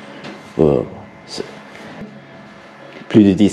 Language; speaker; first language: French; non-native, learner; English